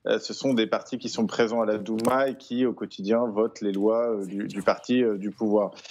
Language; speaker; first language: French; native; French